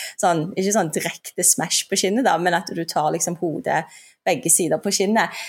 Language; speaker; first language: Norwegian; early bilingual, other home language; Turkish